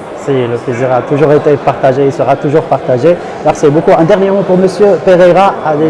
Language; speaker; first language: French; non-native, local second language; Arabic